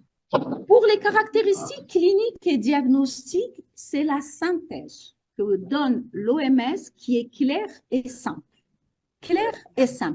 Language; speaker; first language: French; non-native, local second language; Arabic